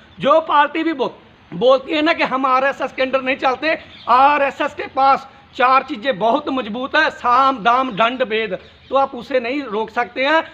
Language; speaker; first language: Hindi; non-native, local second language; Punjabi